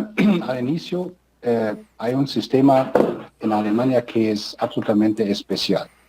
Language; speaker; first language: Spanish; non-native, fluent; German